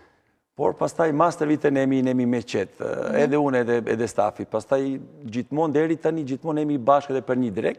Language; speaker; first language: Albanian; non-native, learner; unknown